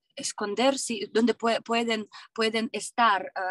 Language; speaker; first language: Spanish; non-native, learner; Ukrainian